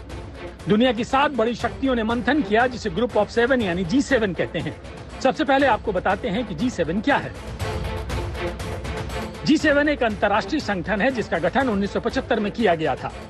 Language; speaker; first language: Hindi; native; Hindi